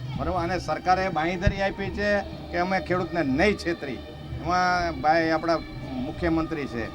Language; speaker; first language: Gujarati; native; Gujarati